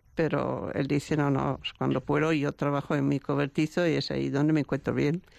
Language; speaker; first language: Spanish; non-native, fluent; German